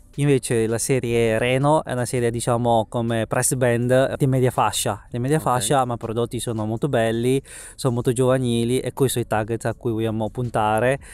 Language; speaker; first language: Italian; early bilingual, other home language; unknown